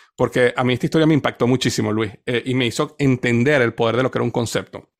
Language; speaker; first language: Spanish; native; Spanish